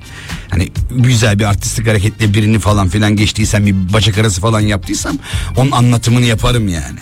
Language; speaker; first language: Turkish; native; Turkish